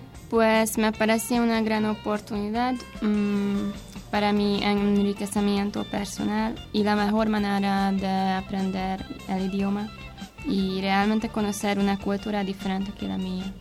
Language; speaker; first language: Spanish; non-native, fluent; Hungarian